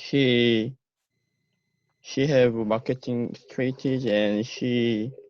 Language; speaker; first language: English; non-native, learner; Korean